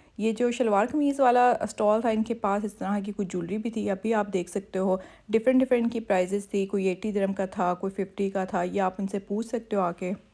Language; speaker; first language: Urdu; native; Urdu